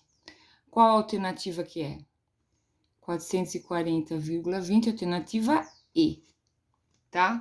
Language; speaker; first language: Portuguese; native; Portuguese